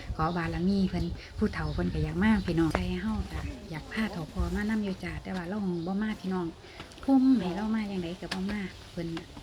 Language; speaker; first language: Thai; native; Thai